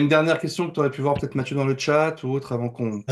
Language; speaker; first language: French; native; French